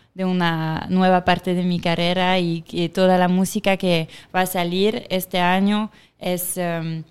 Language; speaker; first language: Spanish; non-native, fluent; French